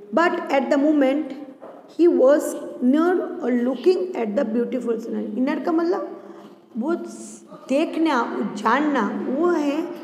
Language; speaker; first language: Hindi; non-native, local second language; Gujarati